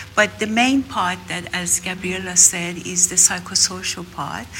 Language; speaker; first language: English; non-native, fluent; Persian